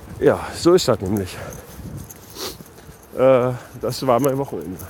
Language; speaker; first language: German; native; German